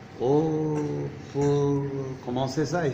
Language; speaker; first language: French; non-native, fluent; Turkish